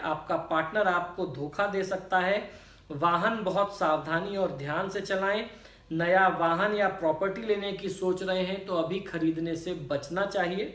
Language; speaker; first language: Hindi; native; Hindi